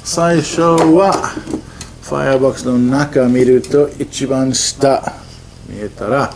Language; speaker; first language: Japanese; non-native, fluent; English